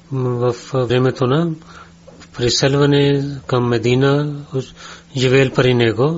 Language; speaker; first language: Bulgarian; non-native, learner; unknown